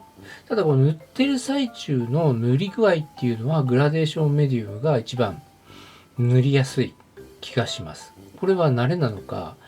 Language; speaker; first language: Japanese; native; Japanese